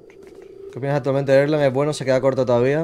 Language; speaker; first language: Spanish; native; Spanish